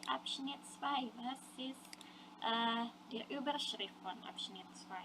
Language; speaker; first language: German; non-native, fluent; Indonesian